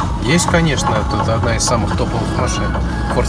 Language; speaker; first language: Russian; native; Russian